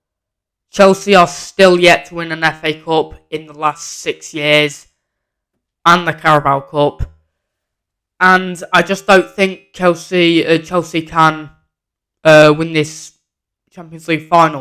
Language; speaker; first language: English; native; English